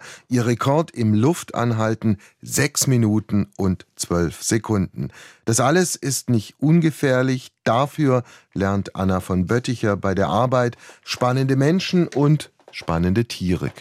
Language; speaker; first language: German; native; German